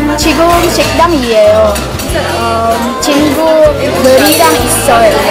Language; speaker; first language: Korean; non-native, learner; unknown